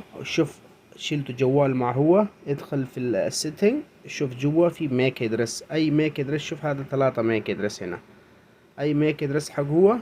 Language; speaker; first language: Arabic; non-native, learner; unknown